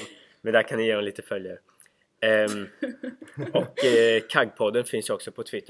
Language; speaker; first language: Swedish; native; Swedish